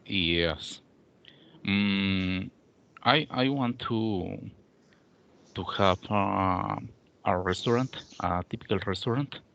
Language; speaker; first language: English; non-native, learner; Spanish